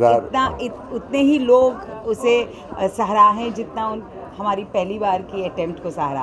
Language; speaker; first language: Hindi; native; Hindi